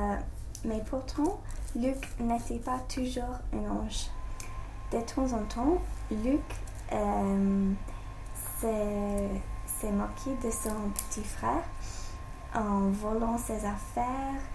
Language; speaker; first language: French; non-native, learner; English